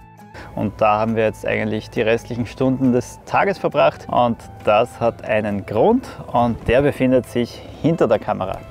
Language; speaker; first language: German; native; German